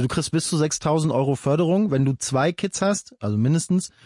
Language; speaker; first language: German; native; German